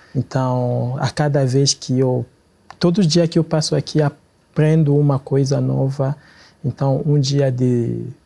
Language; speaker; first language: Portuguese; non-native, fluent; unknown